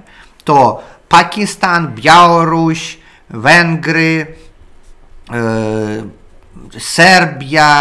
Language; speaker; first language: Polish; non-native, learner; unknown